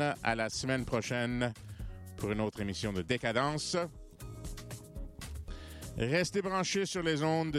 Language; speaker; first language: French; native; French